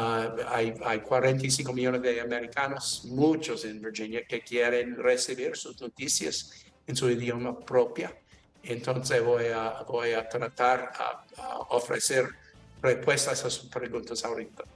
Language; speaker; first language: Spanish; non-native, learner; English